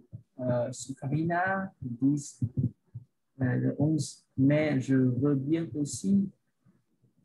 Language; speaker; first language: French; non-native, learner; Vietnamese